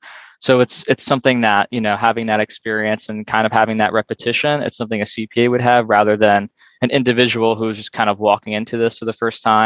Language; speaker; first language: English; native; English